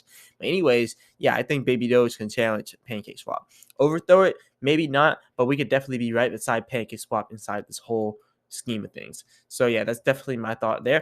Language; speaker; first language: English; native; English